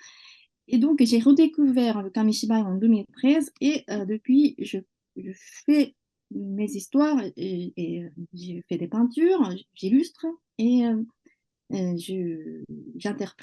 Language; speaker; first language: French; non-native, fluent; Japanese